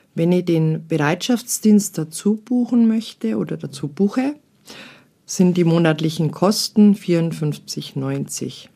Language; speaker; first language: German; native; German